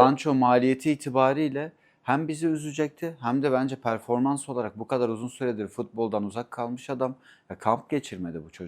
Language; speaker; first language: Turkish; native; Turkish